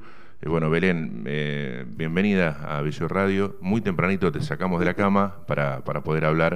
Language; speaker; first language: Spanish; native; Spanish